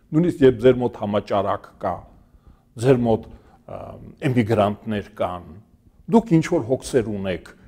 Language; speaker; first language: Armenian; native; Armenian